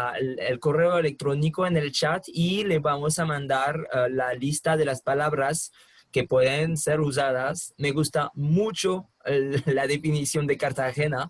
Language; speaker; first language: Spanish; non-native, fluent; French